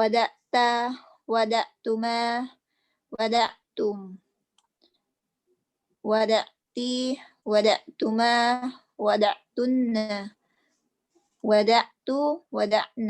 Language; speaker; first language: Arabic; non-native, learner; Filipino